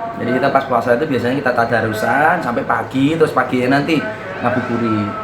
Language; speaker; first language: Indonesian; non-native, local second language; Javanese